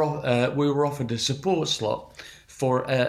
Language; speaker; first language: English; native; English